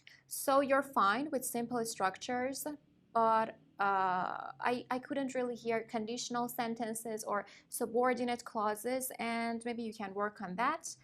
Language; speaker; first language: English; non-native, fluent; Persian